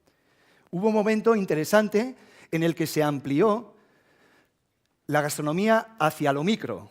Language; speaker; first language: Spanish; native; Spanish